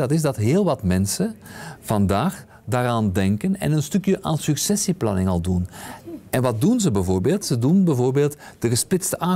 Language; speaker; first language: Dutch; native; Dutch